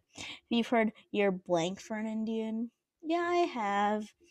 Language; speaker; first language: English; native; English